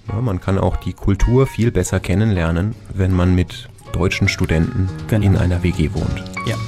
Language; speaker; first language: German; non-native, fluent; Chinese